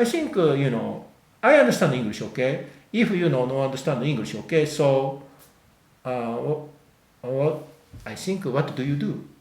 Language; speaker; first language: English; non-native, learner; Japanese